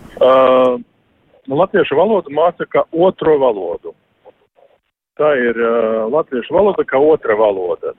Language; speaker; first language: Latvian; non-native, local second language; Russian